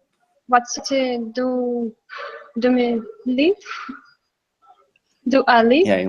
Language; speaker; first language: English; non-native, learner; Russian